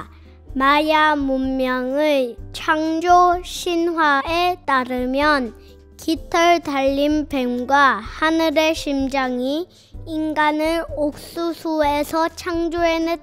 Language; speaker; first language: Korean; native; Korean